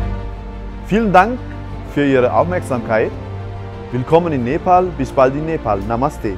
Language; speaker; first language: German; non-native, fluent; Nepali